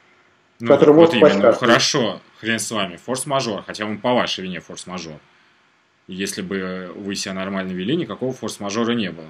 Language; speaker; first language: Russian; native; Russian